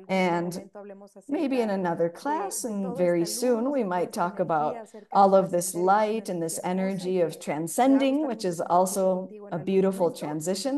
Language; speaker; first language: English; non-native, fluent; Spanish